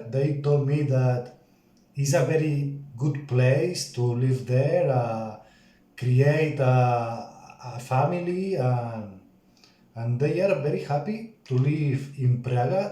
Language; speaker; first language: English; non-native, learner; Spanish